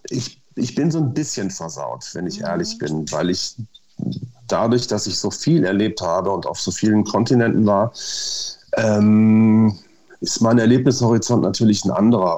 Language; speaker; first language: German; native; German